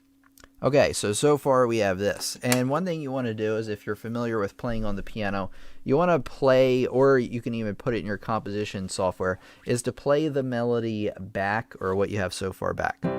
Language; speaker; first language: English; native; English